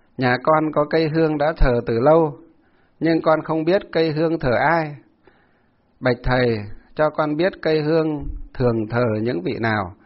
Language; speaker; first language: Vietnamese; non-native, local second language; Muong